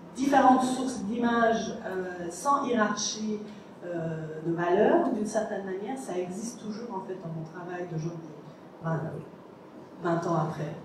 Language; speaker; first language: French; non-native, fluent; Persian